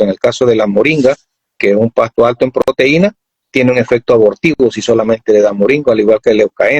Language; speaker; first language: Spanish; native; Spanish